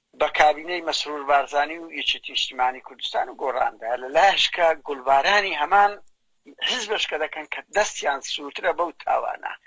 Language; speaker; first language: Central Kurdish; native; Central Kurdish